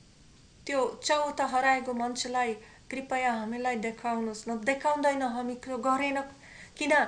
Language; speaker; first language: Nepali; non-native, learner; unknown